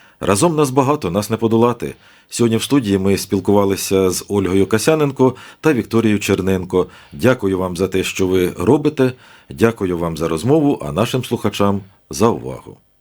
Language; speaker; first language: Ukrainian; native; Ukrainian